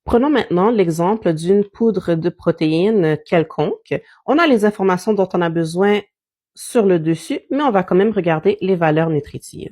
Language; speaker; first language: French; native; French